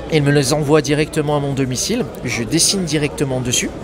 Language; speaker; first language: French; native; French